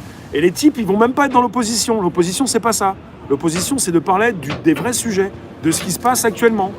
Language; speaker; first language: French; native; French